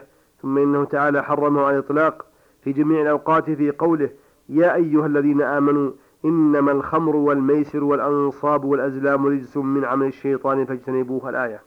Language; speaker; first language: Arabic; native; Arabic